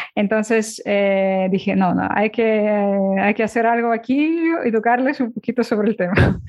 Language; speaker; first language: Spanish; non-native, fluent; Ukrainian